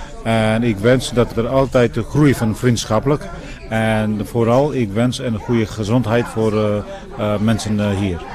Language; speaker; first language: Dutch; non-native, fluent; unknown